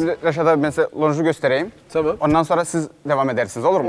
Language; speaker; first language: Turkish; native; Turkish